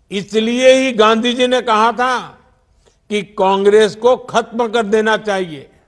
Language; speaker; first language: Hindi; non-native, local second language; Gujarati